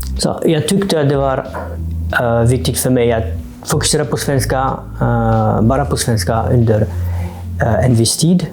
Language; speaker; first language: Swedish; non-native, fluent; French